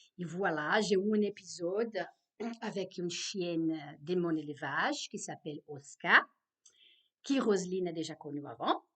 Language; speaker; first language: French; non-native, fluent; Portuguese